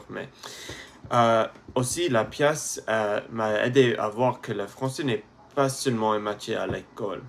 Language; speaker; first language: French; non-native, learner; English